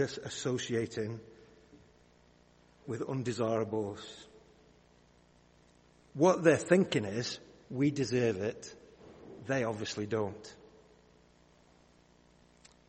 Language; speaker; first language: English; native; English